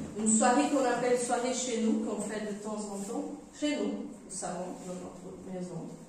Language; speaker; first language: French; non-native, fluent; Portuguese